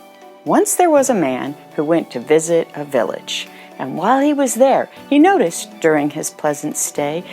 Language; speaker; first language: English; native; English